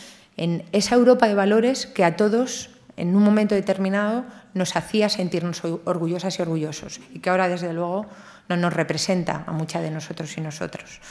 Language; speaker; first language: Spanish; native; Spanish